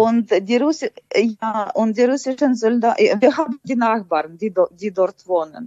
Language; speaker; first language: German; non-native, fluent; Ukrainian